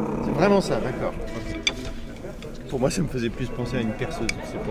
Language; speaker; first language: French; native; French